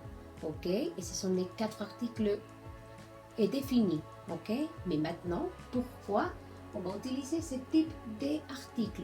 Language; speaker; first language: French; non-native, learner; Spanish